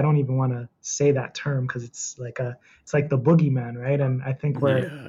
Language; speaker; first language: English; native; English